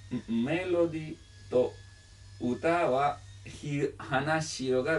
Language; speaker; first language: Japanese; non-native, learner; Italian